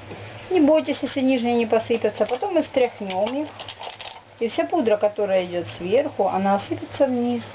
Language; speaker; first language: Russian; native; Russian